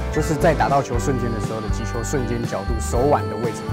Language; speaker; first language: Chinese; native; Chinese